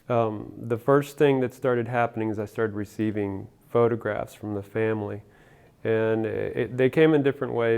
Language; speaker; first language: English; early bilingual, other home language; Spanish